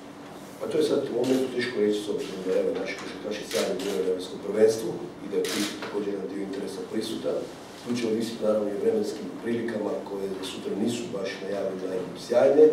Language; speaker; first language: Croatian; native; Croatian